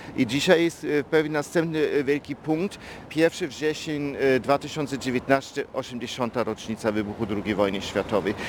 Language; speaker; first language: Polish; non-native, fluent; German